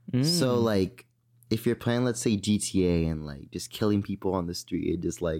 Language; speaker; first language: English; native; English